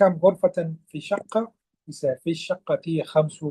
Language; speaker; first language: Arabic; non-native, fluent; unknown